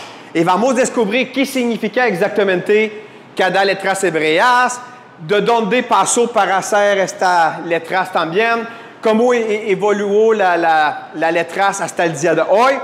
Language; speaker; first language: Spanish; non-native, fluent; French